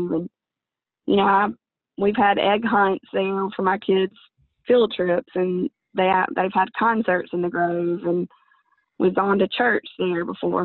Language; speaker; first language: English; native; English